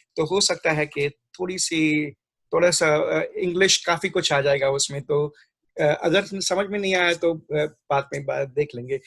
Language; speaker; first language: Hindi; non-native, local second language; Marathi